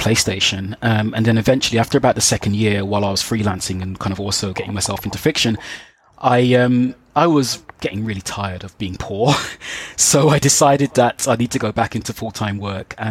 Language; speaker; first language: English; native; English